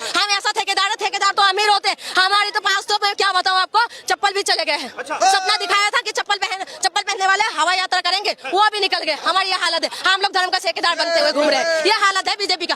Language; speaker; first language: Hindi; non-native, local second language; Assamese